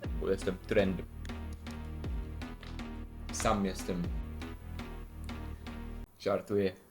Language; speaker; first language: Polish; non-native, learner; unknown